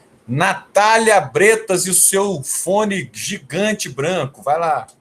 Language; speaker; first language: Portuguese; native; Portuguese